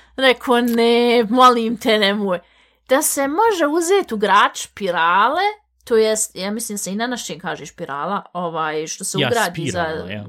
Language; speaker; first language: Bosnian; early bilingual, heritage; Bosnian